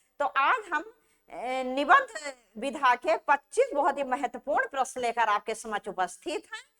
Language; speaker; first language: Hindi; native; Hindi